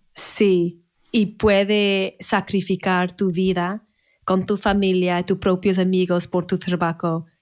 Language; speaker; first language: Spanish; non-native, fluent; English